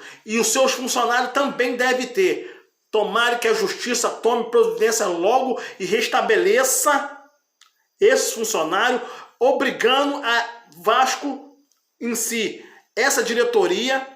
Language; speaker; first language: Portuguese; native; Portuguese